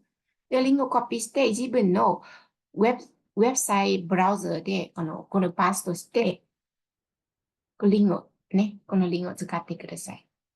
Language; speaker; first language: Japanese; non-native, fluent; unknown